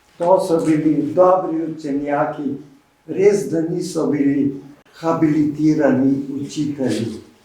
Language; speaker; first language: Slovenian; native; Slovenian